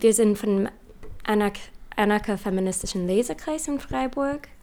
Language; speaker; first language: German; non-native, learner; English